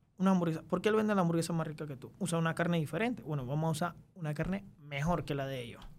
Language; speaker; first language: Spanish; early bilingual, other home language; Chinese